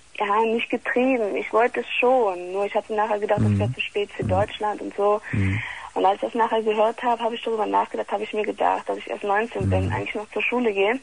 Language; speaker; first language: German; early bilingual, other home language; Italian